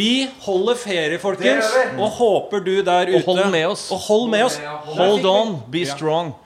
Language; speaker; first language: Norwegian; native; Norwegian